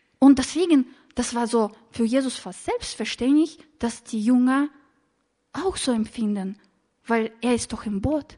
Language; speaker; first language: German; non-native, fluent; Russian